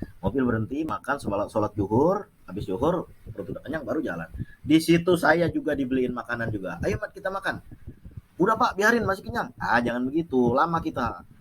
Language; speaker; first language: Indonesian; non-native, local second language; Achinese